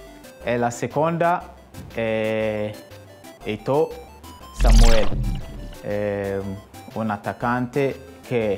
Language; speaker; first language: Italian; non-native, fluent; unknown